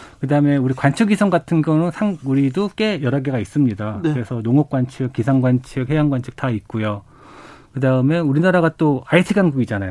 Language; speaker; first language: Korean; native; Korean